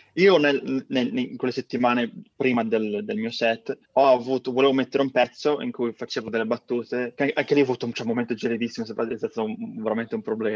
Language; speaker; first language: Italian; native; Italian